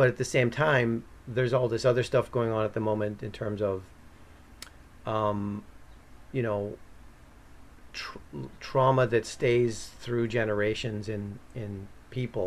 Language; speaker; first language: English; native; English